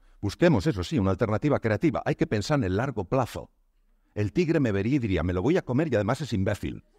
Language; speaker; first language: Spanish; native; Spanish